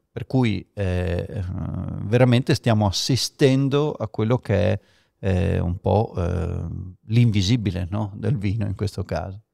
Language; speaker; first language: Italian; native; Italian